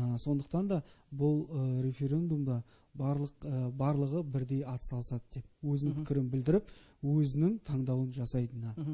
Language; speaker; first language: Kazakh; native; Kazakh